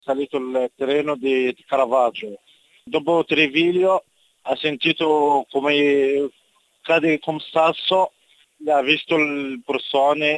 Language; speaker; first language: Italian; non-native, learner; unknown